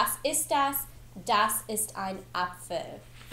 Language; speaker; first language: German; non-native, learner; English